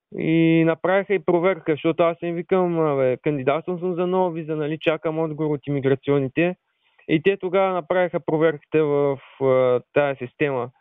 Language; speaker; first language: Bulgarian; non-native, local second language; Turkish